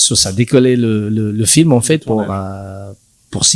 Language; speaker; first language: French; non-native, learner; English